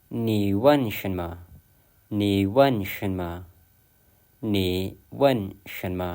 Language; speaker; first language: Chinese; non-native, fluent; Lao